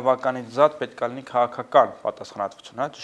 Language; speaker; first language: Armenian; native; Armenian